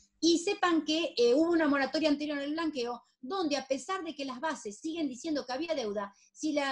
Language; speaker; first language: Spanish; native; Spanish